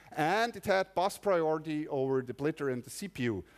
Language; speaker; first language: English; non-native, fluent; German